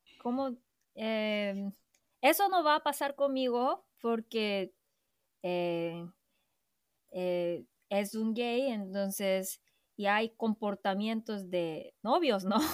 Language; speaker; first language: Spanish; non-native, fluent; Korean